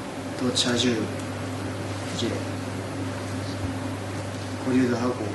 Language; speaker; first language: Korean; non-native, fluent; Japanese